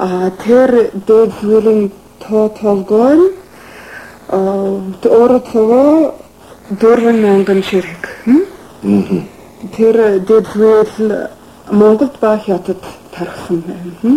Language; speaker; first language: Mongolian; non-native, fluent; English